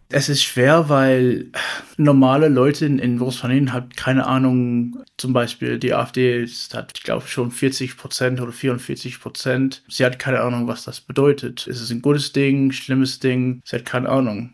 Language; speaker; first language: German; non-native, learner; English